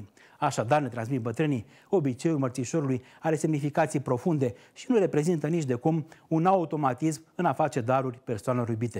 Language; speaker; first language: Romanian; native; Romanian